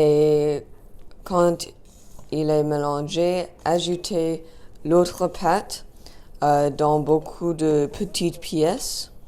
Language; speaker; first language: French; non-native, learner; English